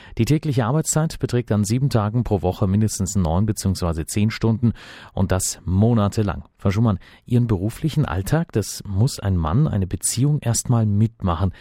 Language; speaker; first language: German; native; German